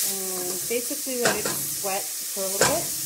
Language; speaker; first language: English; native; English